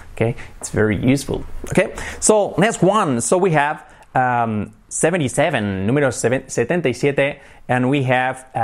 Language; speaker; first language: English; non-native, fluent; Spanish